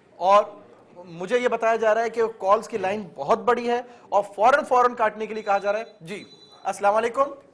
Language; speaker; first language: Urdu; native; Urdu